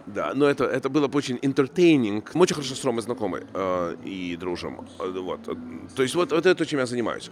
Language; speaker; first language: Russian; native; Russian